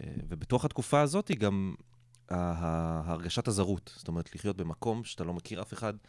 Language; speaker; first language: Hebrew; non-native, local second language; Arabic